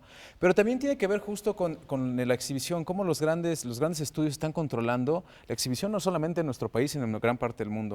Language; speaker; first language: Spanish; native; Spanish